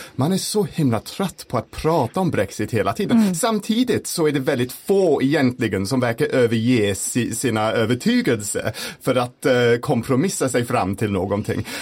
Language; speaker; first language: Swedish; non-native, fluent; English